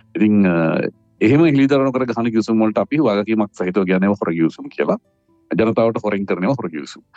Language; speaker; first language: Sinhala; native; Sinhala